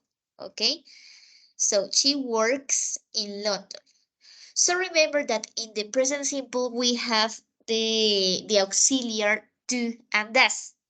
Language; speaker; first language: English; non-native, fluent; Spanish